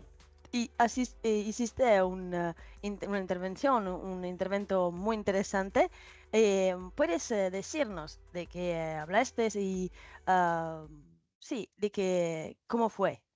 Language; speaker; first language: Spanish; non-native, fluent; Italian